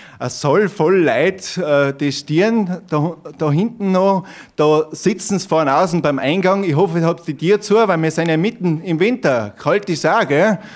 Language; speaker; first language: German; native; German